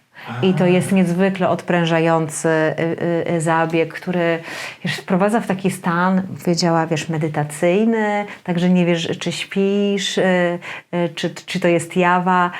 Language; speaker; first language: Polish; native; Polish